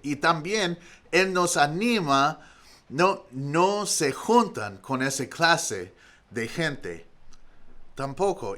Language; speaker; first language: Spanish; non-native, fluent; English